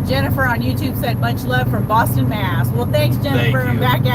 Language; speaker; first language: English; native; English